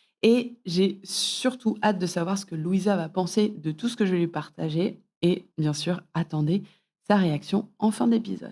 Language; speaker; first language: French; native; French